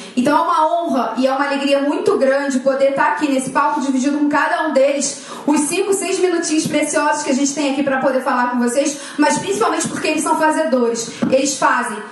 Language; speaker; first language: Portuguese; native; Portuguese